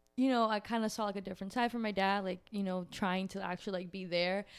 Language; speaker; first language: English; early bilingual, other home language; Portuguese